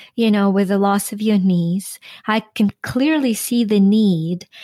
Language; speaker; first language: English; non-native, fluent; Ukrainian